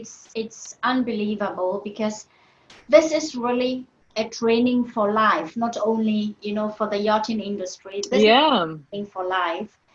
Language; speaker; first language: English; non-native, fluent; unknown